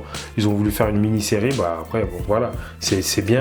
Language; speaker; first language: French; native; French